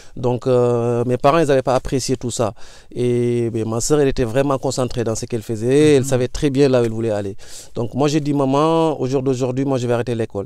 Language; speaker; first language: French; non-native, local second language; Wolof